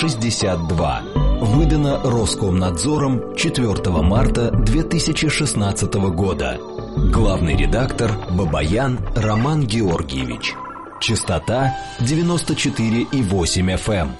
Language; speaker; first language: Russian; native; Russian